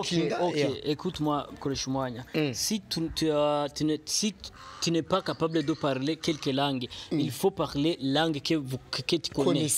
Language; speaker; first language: French; non-native, local second language; Rundi